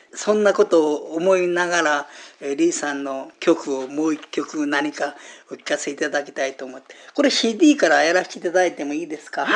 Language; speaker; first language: Japanese; native; Japanese